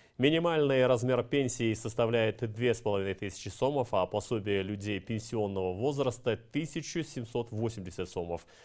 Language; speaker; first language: Russian; non-native, local second language; Kyrgyz